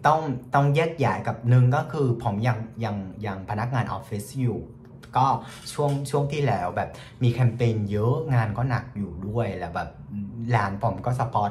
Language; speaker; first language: Thai; non-native, fluent; Vietnamese